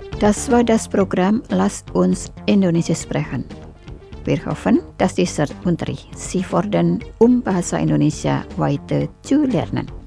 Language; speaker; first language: German; non-native, learner; Indonesian